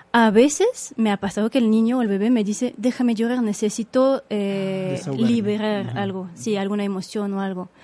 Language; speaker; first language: Spanish; non-native, fluent; French